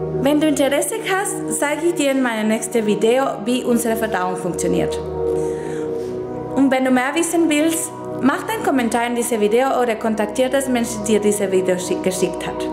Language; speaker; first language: German; non-native, fluent; Spanish